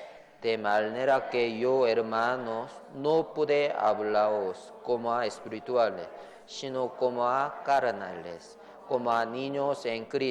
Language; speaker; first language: Spanish; non-native, fluent; Korean